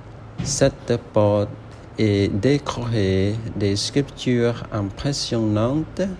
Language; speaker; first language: French; non-native, learner; Khmer